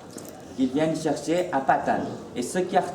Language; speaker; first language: French; non-native, fluent; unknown